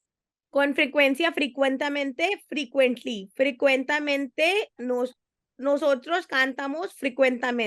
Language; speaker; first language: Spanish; non-native, fluent; Hindi